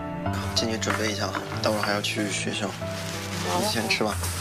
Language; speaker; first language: Chinese; native; Chinese